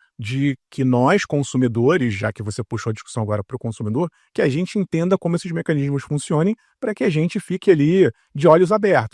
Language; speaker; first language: Portuguese; native; Portuguese